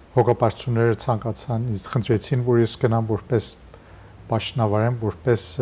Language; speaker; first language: Armenian; native; Armenian